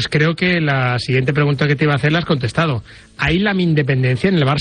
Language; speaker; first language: Spanish; native; Spanish